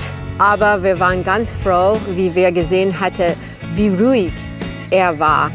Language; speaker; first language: German; non-native, fluent; English